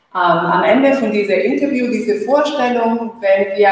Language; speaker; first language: German; non-native, fluent; Spanish